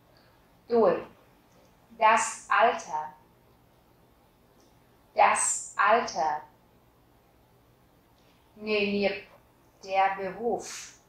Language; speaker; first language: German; non-native, fluent; Vietnamese